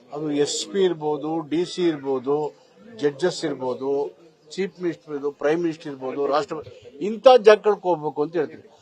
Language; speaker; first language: Kannada; native; Kannada